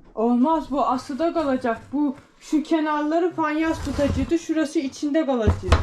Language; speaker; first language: Turkish; native; Turkish